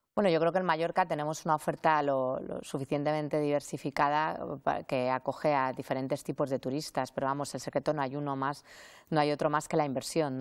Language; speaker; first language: Spanish; native; Spanish